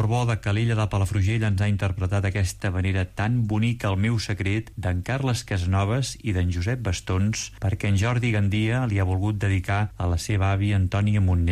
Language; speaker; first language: Catalan; native; Catalan